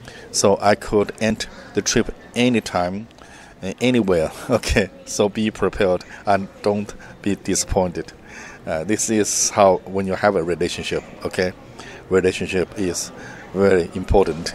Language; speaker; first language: English; non-native, fluent; Chinese